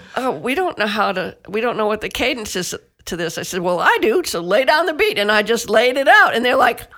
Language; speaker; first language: English; native; English